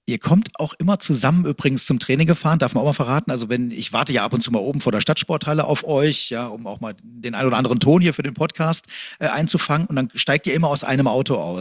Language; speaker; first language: German; native; German